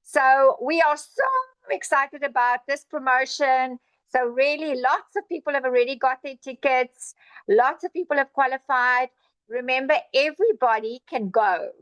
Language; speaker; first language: English; non-native, local second language; Afrikaans